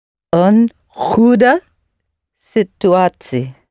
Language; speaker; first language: Dutch; non-native, learner; English